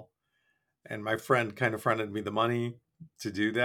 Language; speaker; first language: English; non-native, local second language; Bangla